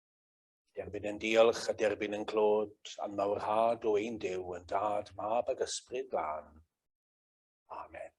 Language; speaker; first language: Welsh; native; Welsh